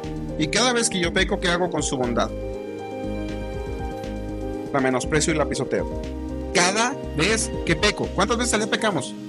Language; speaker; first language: Spanish; native; Spanish